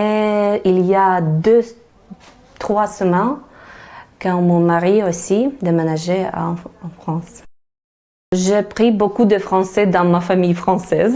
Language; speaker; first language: French; non-native, learner; Ukrainian